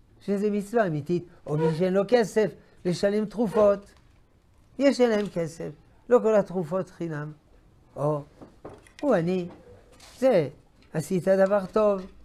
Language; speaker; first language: Hebrew; non-native, fluent; French